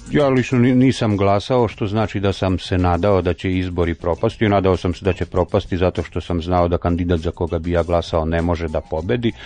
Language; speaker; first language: Serbian; non-native, local second language; Rusyn